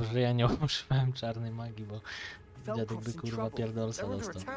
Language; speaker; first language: Polish; native; Polish